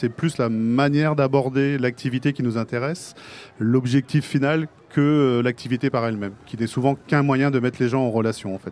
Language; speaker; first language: French; native; French